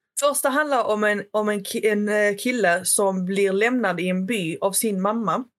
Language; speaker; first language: Swedish; early bilingual, other home language; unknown